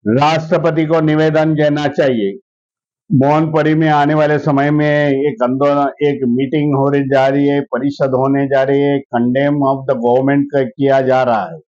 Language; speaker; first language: Hindi; non-native, local second language; Marathi